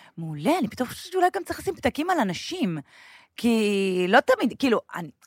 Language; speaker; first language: Hebrew; native; Hebrew